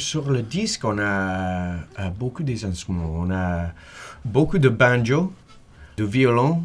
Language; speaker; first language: French; non-native, fluent; English